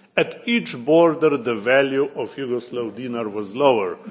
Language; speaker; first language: English; non-native, fluent; Slovenian